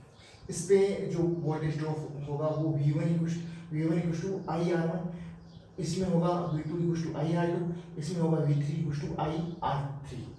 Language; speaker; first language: Hindi; native; Hindi